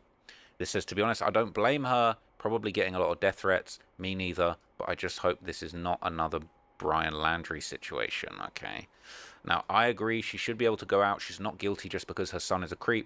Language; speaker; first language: English; native; English